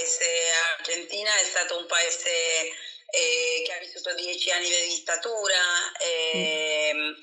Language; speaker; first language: Italian; non-native, fluent; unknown